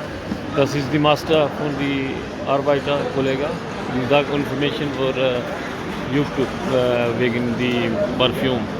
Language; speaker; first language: German; non-native, learner; Urdu